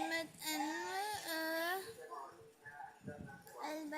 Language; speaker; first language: Arabic; non-native, learner; Urdu